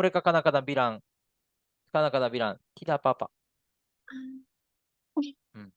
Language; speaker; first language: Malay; non-native, fluent; Japanese